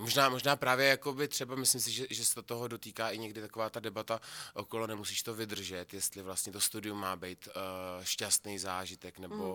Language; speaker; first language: Czech; native; Czech